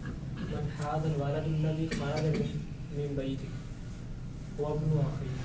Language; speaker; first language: Arabic; non-native, learner; Urdu